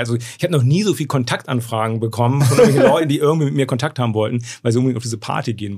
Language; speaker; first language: German; native; German